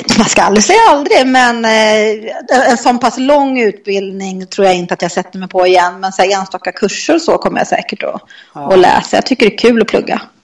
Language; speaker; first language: Swedish; native; Swedish